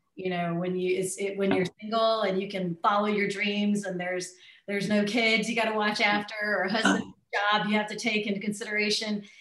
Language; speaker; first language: English; native; English